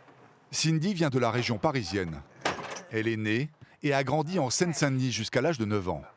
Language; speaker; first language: French; native; French